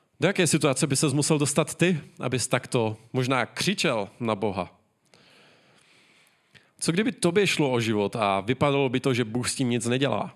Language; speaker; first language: Czech; native; Czech